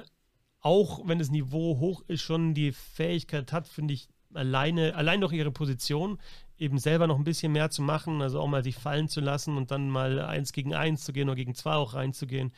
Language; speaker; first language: German; native; German